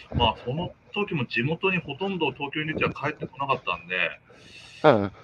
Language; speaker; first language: Japanese; native; Japanese